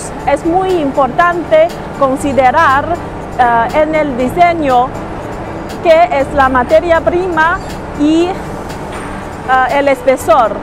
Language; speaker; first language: Spanish; non-native, learner; Chinese